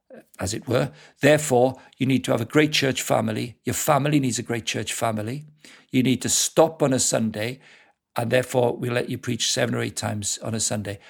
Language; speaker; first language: English; native; English